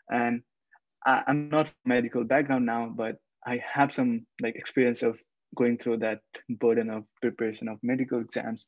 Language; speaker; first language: English; non-native, local second language; Nepali